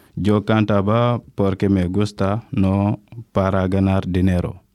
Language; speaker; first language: Spanish; non-native, learner; Wolof